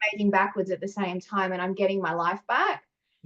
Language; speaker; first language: English; native; English